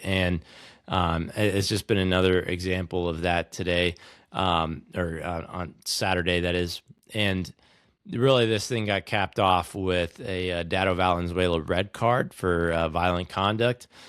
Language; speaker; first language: English; native; English